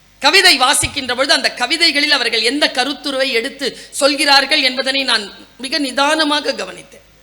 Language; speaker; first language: Tamil; non-native, local second language; Urdu